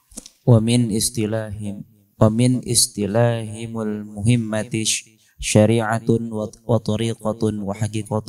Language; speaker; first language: Arabic; non-native, learner; Indonesian